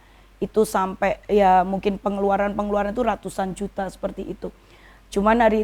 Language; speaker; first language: Indonesian; native; Indonesian